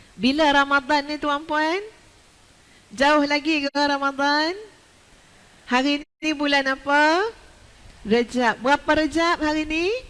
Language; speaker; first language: Malay; native; Malay